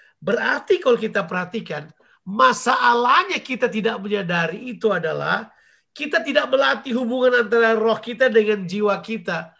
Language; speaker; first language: Indonesian; native; Indonesian